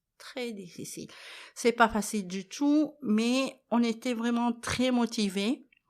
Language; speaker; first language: French; non-native, fluent; Arabic